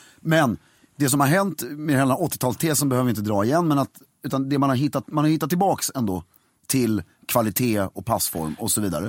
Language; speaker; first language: Swedish; native; Swedish